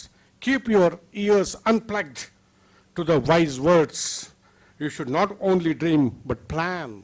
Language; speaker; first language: English; non-native, local second language; Kannada